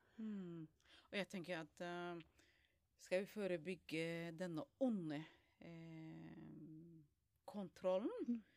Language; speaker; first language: Norwegian; non-native, fluent; Somali